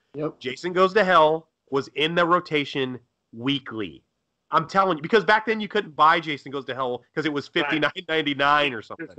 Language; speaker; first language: English; native; English